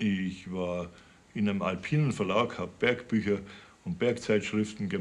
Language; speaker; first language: German; native; German